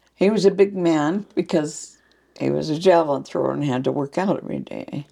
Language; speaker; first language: English; native; English